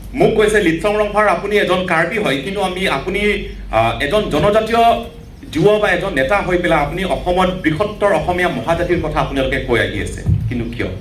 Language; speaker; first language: Assamese; non-native, local second language; Karbi